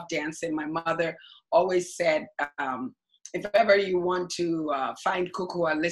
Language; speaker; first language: English; non-native, local second language; Akan